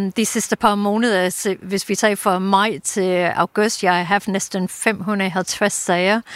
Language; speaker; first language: Danish; non-native, fluent; English